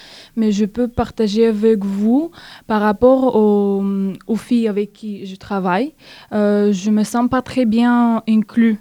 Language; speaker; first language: French; non-native, fluent; Bulgarian